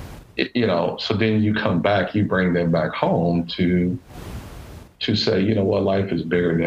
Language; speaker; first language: English; native; English